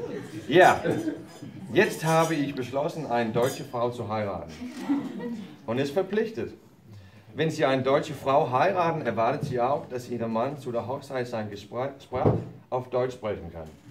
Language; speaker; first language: German; non-native, learner; Danish